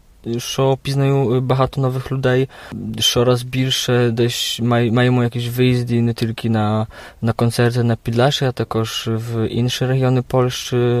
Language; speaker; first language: Ukrainian; early bilingual, heritage; Ukrainian